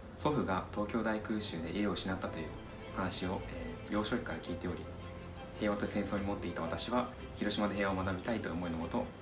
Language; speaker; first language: Japanese; native; Japanese